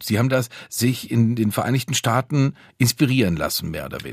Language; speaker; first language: German; native; German